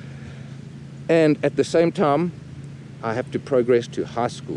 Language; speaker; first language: English; native; English